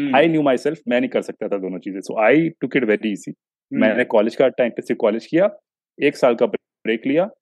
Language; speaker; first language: Hindi; native; Hindi